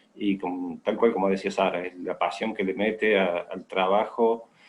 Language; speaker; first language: Spanish; native; Spanish